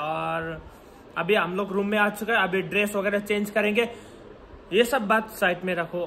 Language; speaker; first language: Hindi; non-native, local second language; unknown